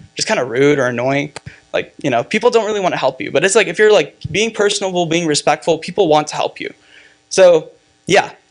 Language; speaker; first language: English; native; English